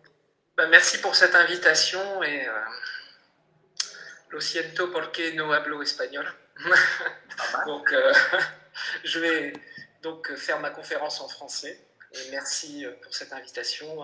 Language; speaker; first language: French; native; French